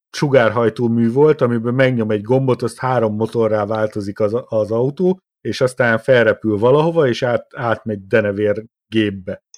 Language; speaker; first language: Hungarian; native; Hungarian